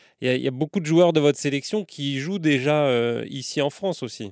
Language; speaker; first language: French; native; French